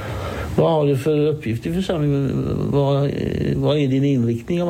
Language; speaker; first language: Swedish; native; Swedish